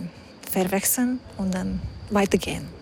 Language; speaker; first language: German; non-native, fluent; Hungarian